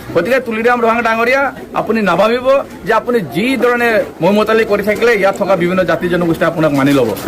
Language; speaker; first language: Assamese; non-native, local second language; Bangla